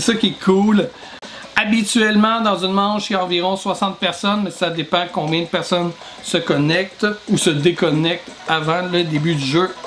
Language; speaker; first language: French; native; French